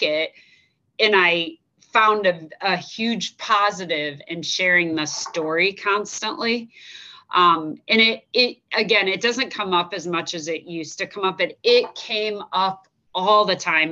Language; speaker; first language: English; native; English